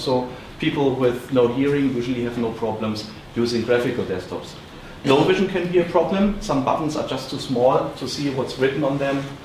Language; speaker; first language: English; non-native, fluent; German